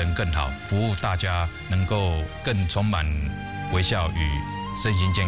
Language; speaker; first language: Chinese; native; Chinese